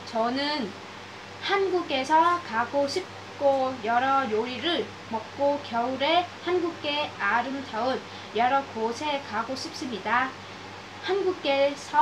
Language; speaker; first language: Korean; non-native, learner; Vietnamese